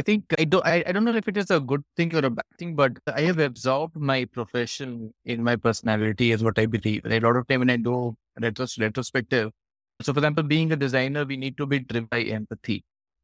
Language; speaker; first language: English; non-native, local second language; Hindi